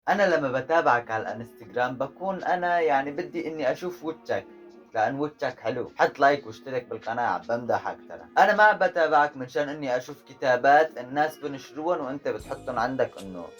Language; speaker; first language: Arabic; native; Arabic